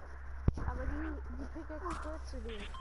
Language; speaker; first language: German; native; German